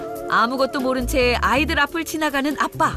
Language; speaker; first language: Korean; native; Korean